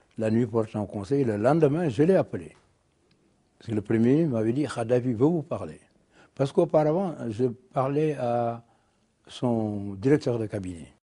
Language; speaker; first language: French; non-native, local second language; Wolof